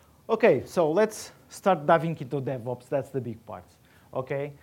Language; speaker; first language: English; non-native, fluent; Portuguese